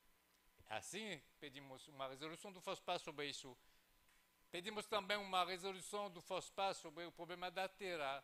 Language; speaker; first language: Portuguese; non-native, fluent; French